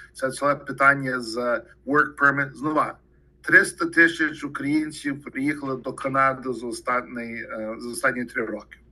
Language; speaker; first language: Ukrainian; early bilingual, heritage; Ukrainian